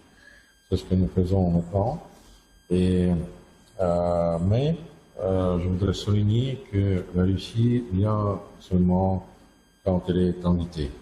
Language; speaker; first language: French; non-native, fluent; Russian